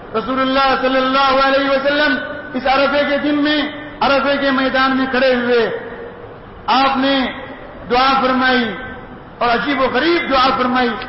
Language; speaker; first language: Urdu; non-native, local second language; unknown